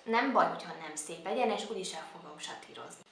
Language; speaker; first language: Hungarian; native; Hungarian